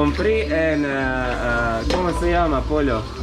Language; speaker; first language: Spanish; non-native, learner; Croatian